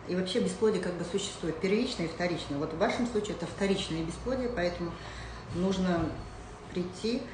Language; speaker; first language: Russian; non-native, local second language; Kazakh